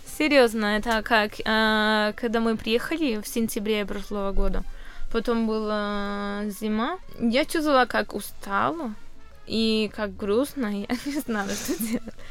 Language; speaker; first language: Russian; non-native, fluent; Spanish